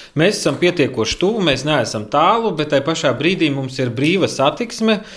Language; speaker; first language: Latvian; native; Latvian